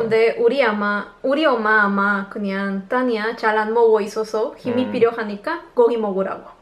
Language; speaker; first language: Korean; non-native, learner; Spanish